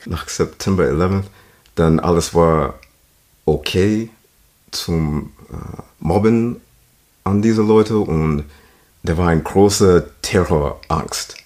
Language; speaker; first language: German; non-native, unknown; English